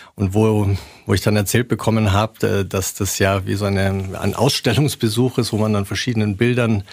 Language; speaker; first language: German; native; German